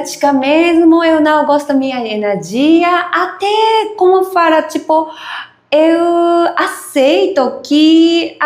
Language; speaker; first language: Portuguese; non-native, learner; Japanese